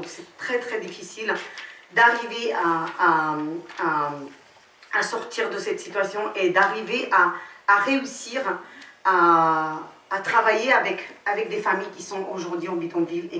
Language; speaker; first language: French; non-native, fluent; Romany